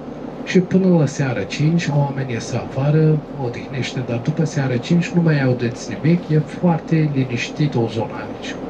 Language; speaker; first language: Romanian; non-native, learner; Turkish